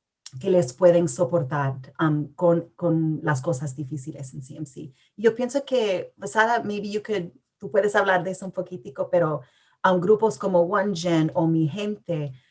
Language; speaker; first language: Spanish; early bilingual, heritage; English